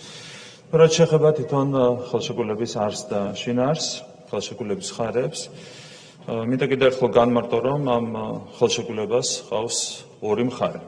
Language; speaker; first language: Georgian; native; Georgian